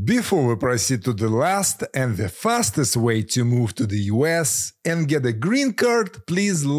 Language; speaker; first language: English; non-native, fluent; Ukrainian